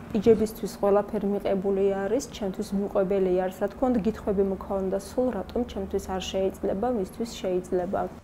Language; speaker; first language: Georgian; non-native, local second language; Azerbaijani